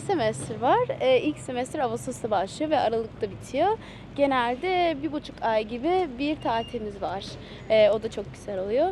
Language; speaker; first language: Turkish; early bilingual, heritage; Turkish